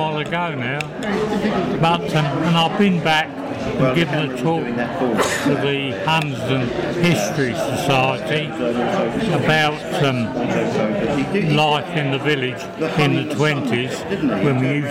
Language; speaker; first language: English; native; English